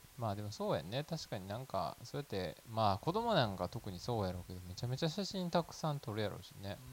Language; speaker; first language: Japanese; native; Japanese